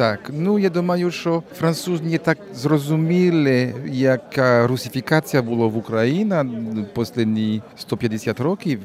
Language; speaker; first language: Ukrainian; non-native, learner; French